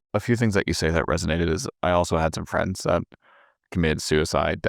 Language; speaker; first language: English; native; English